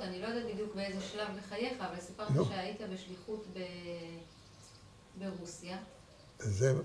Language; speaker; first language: Hebrew; native; Hebrew